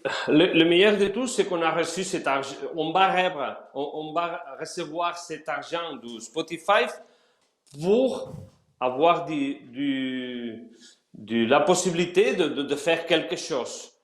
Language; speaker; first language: French; non-native, fluent; Spanish